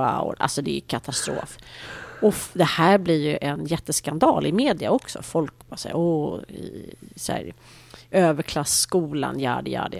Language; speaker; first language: Swedish; native; Swedish